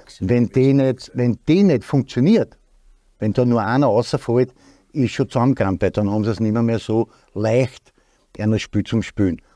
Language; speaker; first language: German; native; German